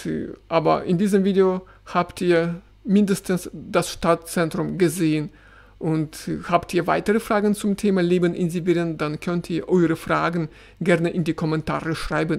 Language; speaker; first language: German; non-native, fluent; Russian